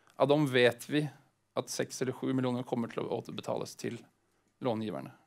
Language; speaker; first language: Swedish; non-native, fluent; Norwegian